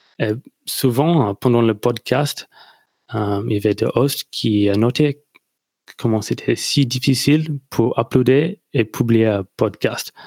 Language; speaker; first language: French; non-native, learner; English